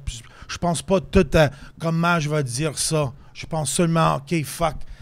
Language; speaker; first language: French; non-native, fluent; English